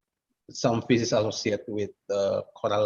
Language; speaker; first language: English; non-native, fluent; Indonesian